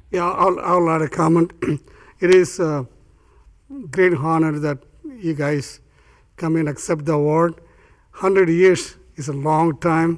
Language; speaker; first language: English; non-native, fluent; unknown